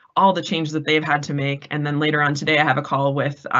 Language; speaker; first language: English; native; English